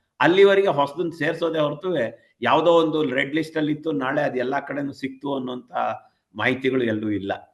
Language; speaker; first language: Kannada; non-native, local second language; Tamil